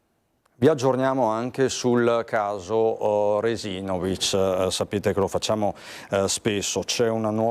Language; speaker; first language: Italian; native; Italian